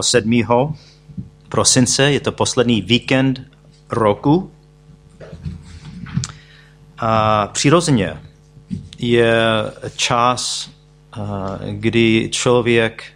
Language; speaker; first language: Czech; non-native, fluent; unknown